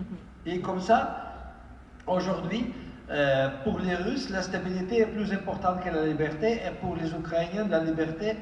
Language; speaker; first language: French; non-native, fluent; Ukrainian